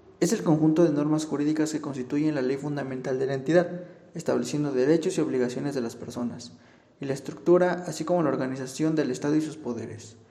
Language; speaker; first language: Spanish; native; Spanish